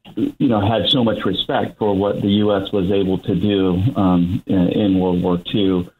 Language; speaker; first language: English; native; English